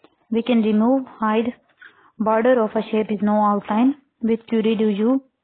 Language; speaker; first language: English; non-native, local second language; Urdu